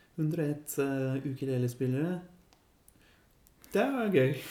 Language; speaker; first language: Norwegian; non-native, learner; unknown